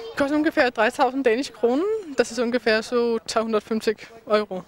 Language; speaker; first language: German; non-native, fluent; Danish